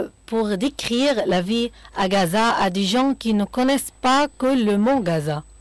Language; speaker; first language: French; non-native, fluent; Arabic